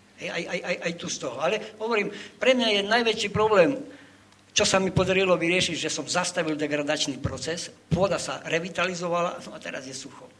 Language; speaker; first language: Slovak; native; Slovak